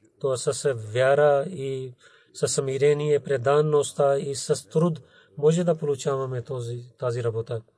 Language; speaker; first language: Bulgarian; non-native, learner; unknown